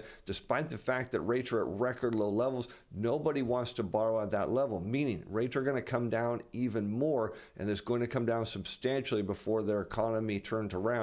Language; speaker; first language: English; native; English